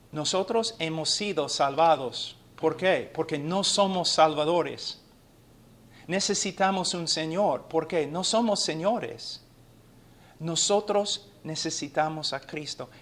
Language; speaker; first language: Spanish; non-native, fluent; English